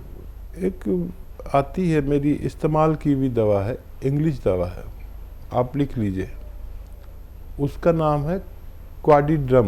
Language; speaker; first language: Hindi; native; Hindi